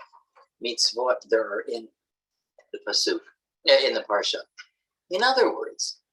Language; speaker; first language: English; native; English